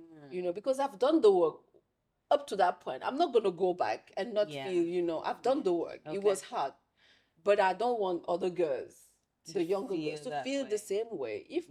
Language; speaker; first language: English; non-native, fluent; French